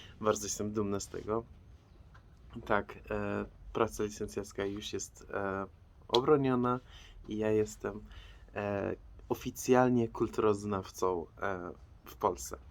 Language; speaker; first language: Polish; non-native, fluent; Persian